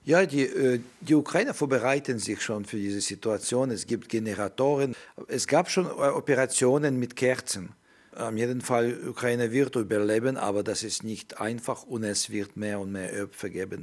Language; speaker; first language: German; non-native, learner; Ukrainian